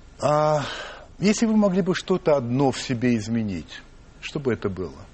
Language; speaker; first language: Russian; early bilingual, heritage; English